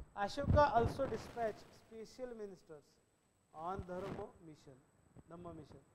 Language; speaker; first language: English; non-native, local second language; Marathi